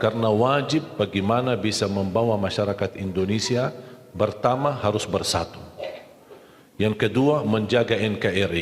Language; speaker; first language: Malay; non-native, fluent; Arabic